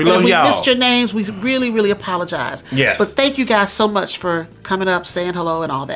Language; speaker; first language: English; native; English